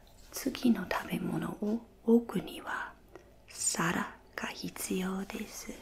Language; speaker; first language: Japanese; non-native, fluent; English